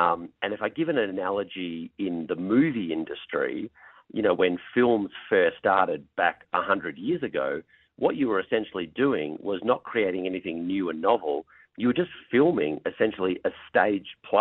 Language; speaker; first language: English; native; English